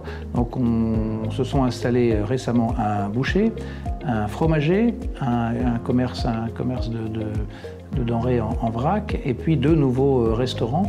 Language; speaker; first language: French; native; French